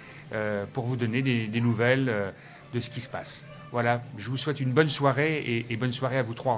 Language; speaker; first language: French; native; French